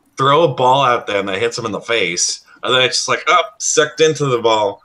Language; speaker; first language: English; native; English